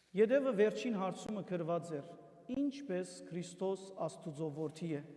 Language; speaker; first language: Armenian; native; Armenian